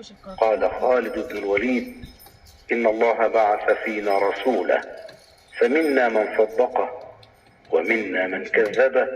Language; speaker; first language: Arabic; native; Arabic